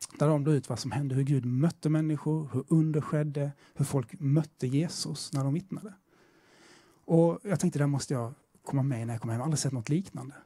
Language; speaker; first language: Swedish; native; Swedish